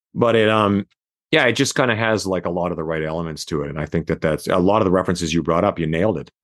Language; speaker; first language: English; native; English